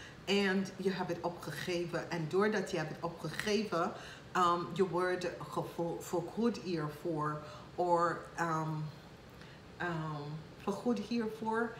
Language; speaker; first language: Dutch; non-native, fluent; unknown